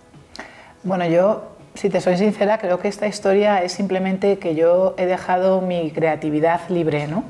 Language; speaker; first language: Spanish; native; Spanish